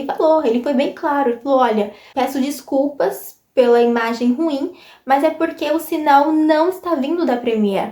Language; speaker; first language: Portuguese; native; Portuguese